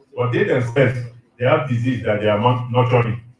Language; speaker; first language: English; non-native, local second language; Yoruba